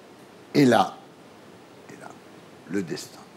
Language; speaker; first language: French; native; French